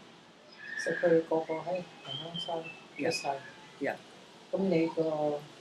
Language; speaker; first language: Cantonese; early bilingual, heritage; English